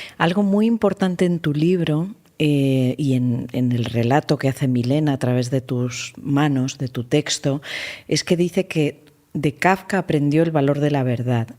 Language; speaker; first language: Spanish; native; Spanish